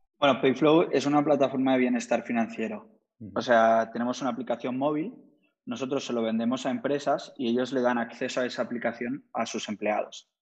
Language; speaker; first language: Spanish; native; Spanish